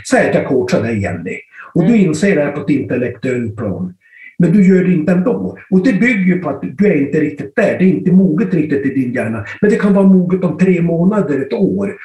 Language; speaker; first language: Swedish; native; Swedish